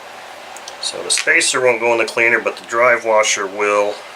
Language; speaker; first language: English; native; English